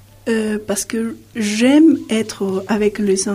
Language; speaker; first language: French; non-native, fluent; Spanish